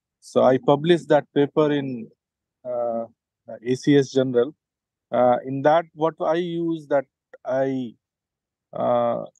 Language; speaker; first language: English; non-native, local second language; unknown